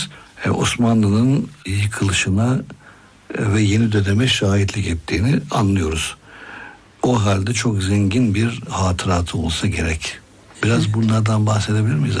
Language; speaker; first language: Turkish; native; Turkish